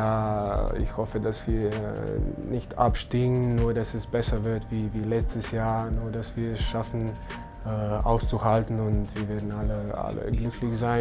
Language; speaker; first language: German; non-native, fluent; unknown